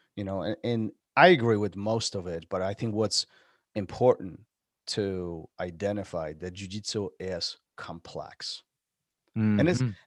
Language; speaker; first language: English; non-native, fluent; Polish